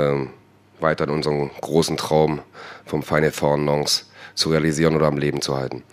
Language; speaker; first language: German; native; German